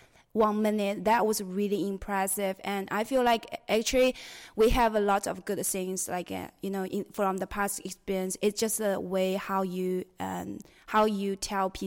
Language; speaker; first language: English; non-native, fluent; Chinese